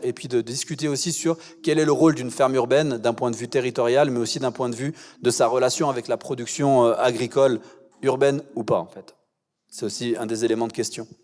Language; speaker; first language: French; native; French